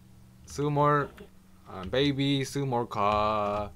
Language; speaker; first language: English; non-native, learner; Korean